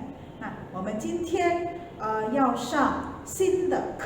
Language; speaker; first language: Chinese; non-native, fluent; Indonesian